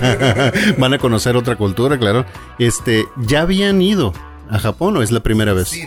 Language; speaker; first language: Spanish; native; Spanish